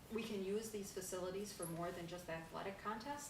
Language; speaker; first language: English; native; English